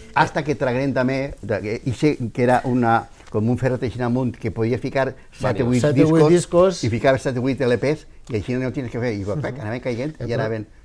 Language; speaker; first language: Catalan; native; Catalan